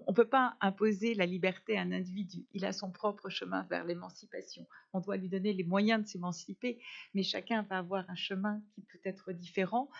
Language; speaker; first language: French; non-native, fluent; Spanish